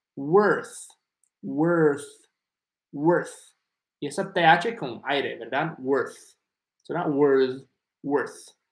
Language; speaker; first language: Spanish; non-native, fluent; English